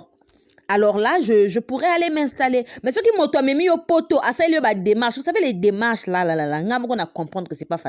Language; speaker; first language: French; non-native, local second language; Lingala